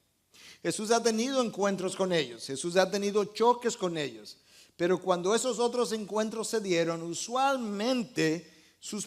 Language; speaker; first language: Spanish; native; Spanish